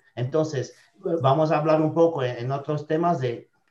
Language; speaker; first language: Spanish; non-native, fluent; French